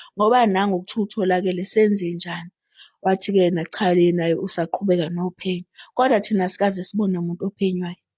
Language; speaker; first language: Zulu; native; Zulu